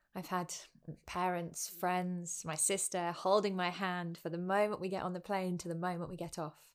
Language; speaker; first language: English; native; English